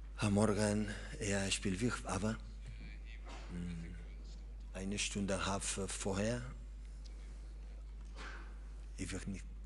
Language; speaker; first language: German; non-native, learner; Catalan